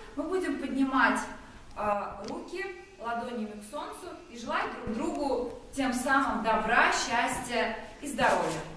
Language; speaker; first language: Russian; native; Russian